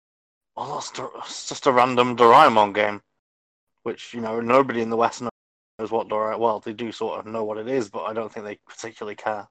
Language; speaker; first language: English; native; English